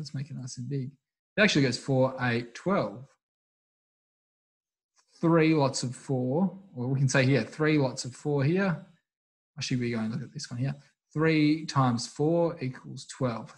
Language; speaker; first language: English; native; English